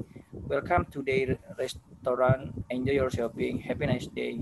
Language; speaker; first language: English; non-native, learner; Indonesian